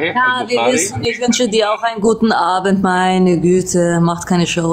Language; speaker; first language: German; non-native, learner; Arabic